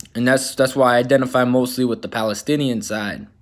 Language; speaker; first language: English; native; English